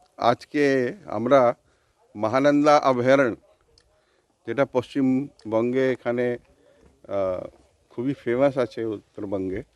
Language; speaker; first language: Bangla; non-native, local second language; Hindi